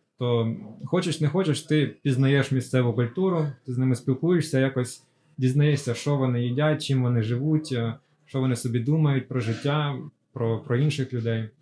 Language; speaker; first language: Ukrainian; native; Ukrainian